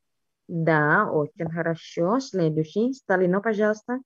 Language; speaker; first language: Russian; non-native, fluent; Indonesian